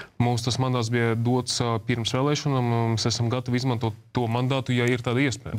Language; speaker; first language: Latvian; non-native, local second language; Russian